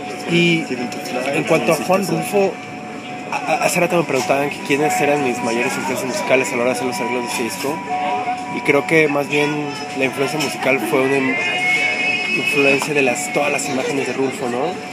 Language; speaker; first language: Spanish; native; Spanish